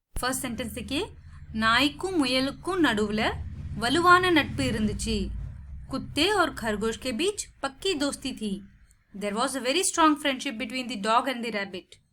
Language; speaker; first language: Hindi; non-native, local second language; Tamil